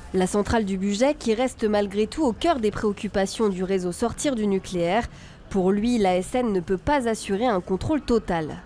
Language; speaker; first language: French; native; French